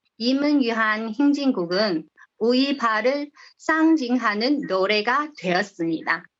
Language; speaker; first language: Korean; non-native, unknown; Chinese